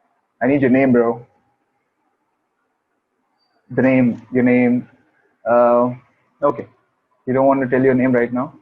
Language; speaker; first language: English; non-native, local second language; Hindi